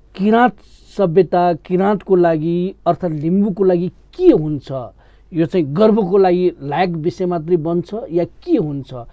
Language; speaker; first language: Nepali; non-native, local second language; Newari